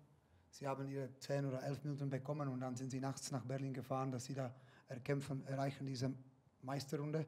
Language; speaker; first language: German; non-native, fluent; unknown